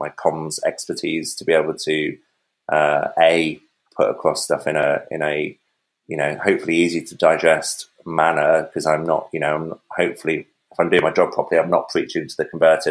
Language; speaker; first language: English; native; English